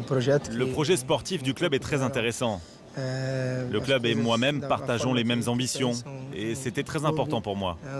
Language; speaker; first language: French; native; French